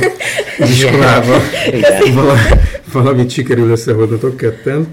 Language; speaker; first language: Hungarian; native; Hungarian